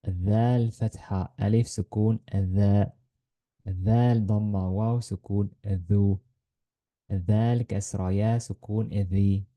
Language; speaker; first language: Arabic; non-native, fluent; Estonian